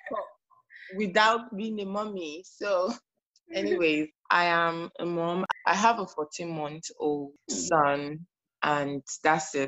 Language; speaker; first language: English; non-native, local second language; Yoruba